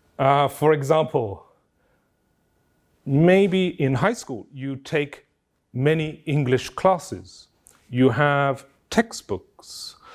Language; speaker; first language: English; non-native, fluent; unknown